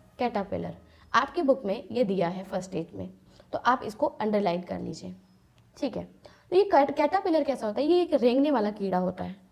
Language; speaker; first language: Hindi; native; Hindi